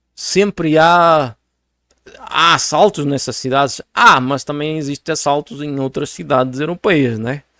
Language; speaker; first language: Portuguese; native; Portuguese